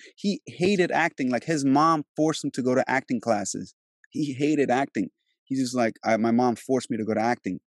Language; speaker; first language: English; early bilingual, other home language; Albanian